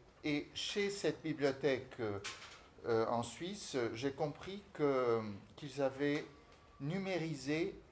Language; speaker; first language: French; non-native, fluent; Portuguese